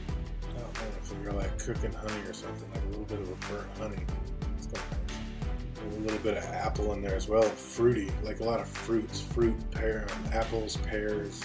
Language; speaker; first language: English; native; English